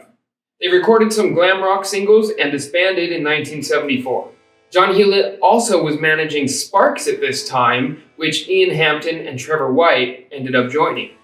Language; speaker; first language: English; native; English